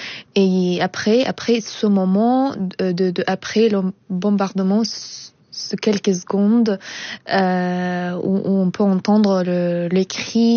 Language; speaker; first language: French; non-native, fluent; Arabic